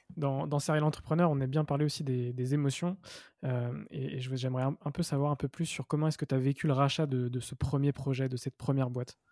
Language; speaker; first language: French; native; French